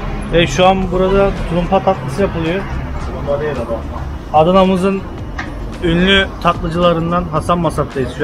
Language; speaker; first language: Turkish; native; Turkish